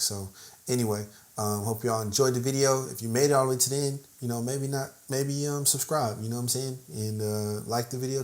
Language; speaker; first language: English; native; English